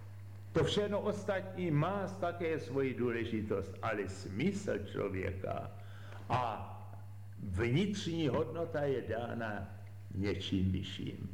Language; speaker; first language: Czech; native; Czech